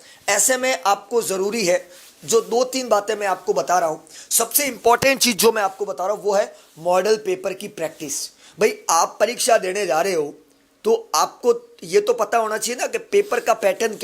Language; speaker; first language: Hindi; native; Hindi